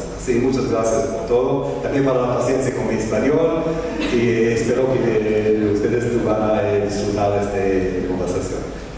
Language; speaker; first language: Spanish; non-native, learner; Hebrew